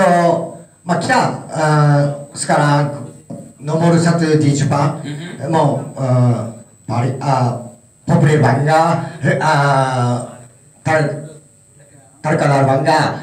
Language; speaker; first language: Indonesian; non-native, learner; Japanese